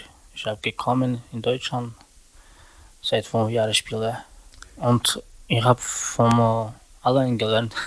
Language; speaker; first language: German; non-native, learner; Slovak